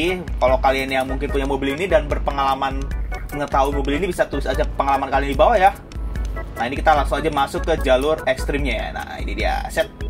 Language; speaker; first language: Indonesian; native; Indonesian